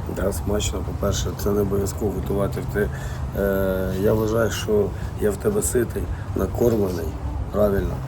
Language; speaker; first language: Ukrainian; non-native, local second language; Russian